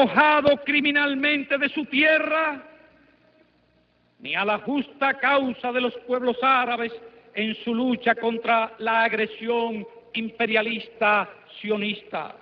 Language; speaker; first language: Spanish; native; Spanish